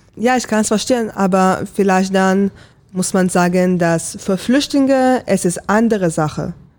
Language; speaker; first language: German; non-native, fluent; Hebrew